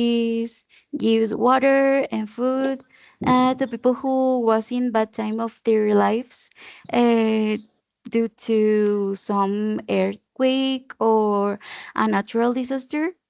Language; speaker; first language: English; non-native, learner; Spanish